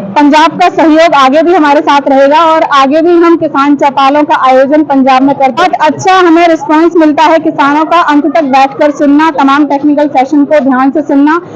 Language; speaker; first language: Hindi; native; Hindi